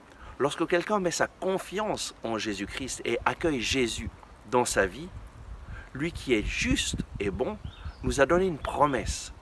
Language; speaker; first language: French; native; French